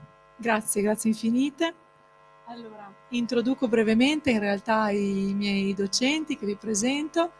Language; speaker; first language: Italian; native; Italian